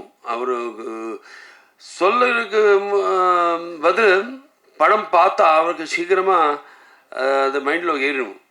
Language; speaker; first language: Tamil; non-native, local second language; Telugu